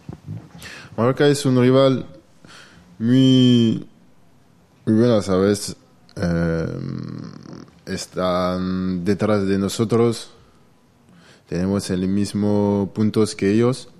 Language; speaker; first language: Spanish; non-native, learner; French